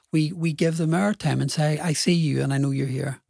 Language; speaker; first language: English; native; English